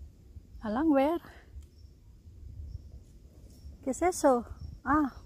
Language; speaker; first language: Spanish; non-native, learner; Indonesian